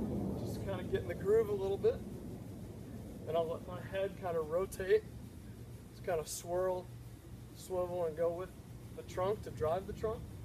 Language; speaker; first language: English; native; English